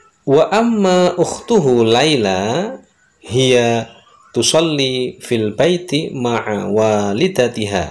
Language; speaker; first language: Arabic; non-native, fluent; Indonesian